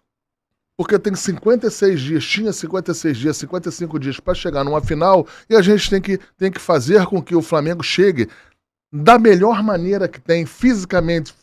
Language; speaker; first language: Portuguese; native; Portuguese